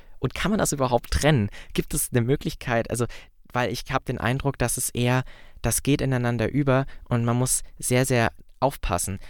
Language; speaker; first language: German; native; German